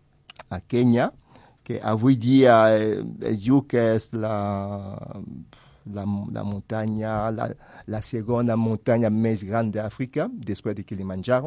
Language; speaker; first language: Catalan; non-native, fluent; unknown